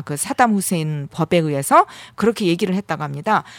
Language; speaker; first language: Korean; native; Korean